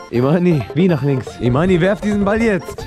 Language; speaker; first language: German; native; German